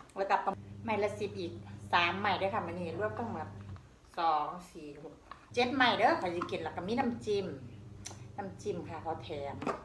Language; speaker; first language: Thai; native; Thai